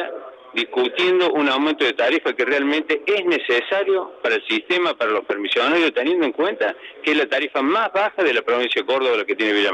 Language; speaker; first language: Spanish; native; Spanish